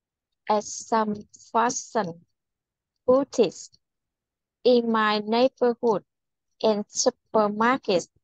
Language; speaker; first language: English; non-native, learner; Vietnamese